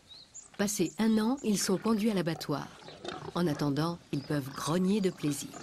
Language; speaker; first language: French; native; French